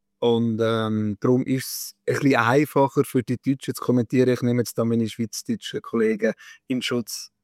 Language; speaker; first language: German; early bilingual, other home language; Croatian